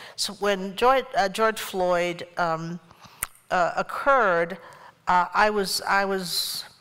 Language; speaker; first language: English; native; English